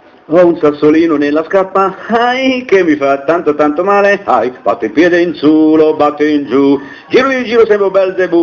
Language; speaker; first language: Italian; native; Italian